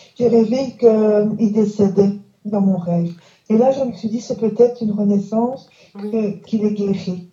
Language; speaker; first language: French; native; French